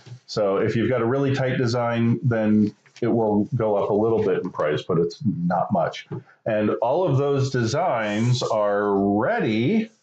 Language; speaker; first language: English; native; English